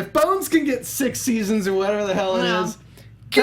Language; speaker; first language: English; native; English